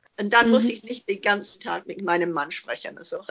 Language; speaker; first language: German; non-native, fluent; English